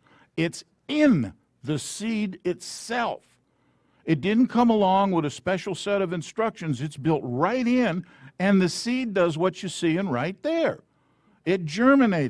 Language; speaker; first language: English; native; English